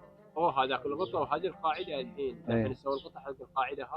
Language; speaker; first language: Arabic; native; Arabic